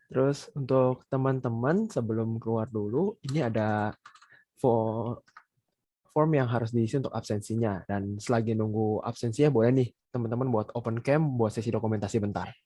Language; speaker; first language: Indonesian; native; Indonesian